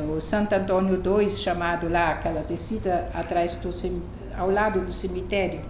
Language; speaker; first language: Portuguese; non-native, fluent; German